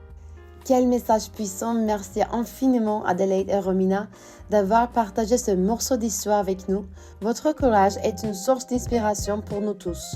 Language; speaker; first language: French; non-native, learner; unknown